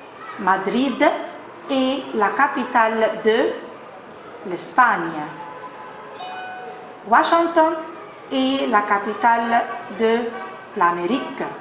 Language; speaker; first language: French; non-native, fluent; Arabic